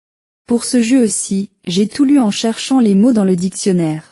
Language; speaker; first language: French; non-native, learner; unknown